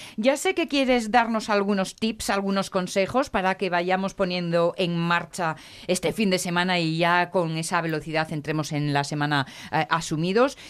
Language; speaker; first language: Spanish; native; Spanish